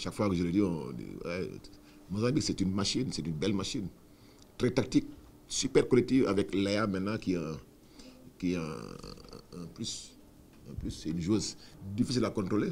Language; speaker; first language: French; non-native, local second language; Wolof